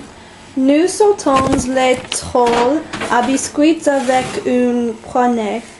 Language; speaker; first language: French; non-native, learner; English